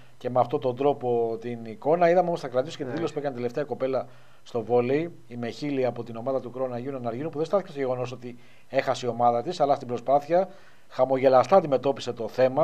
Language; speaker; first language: Greek; native; Greek